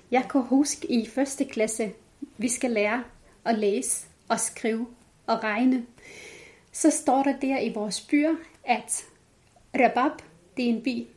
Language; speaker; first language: Danish; non-native, fluent; Arabic